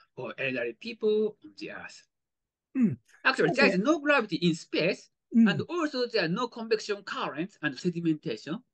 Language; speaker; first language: English; non-native, fluent; Japanese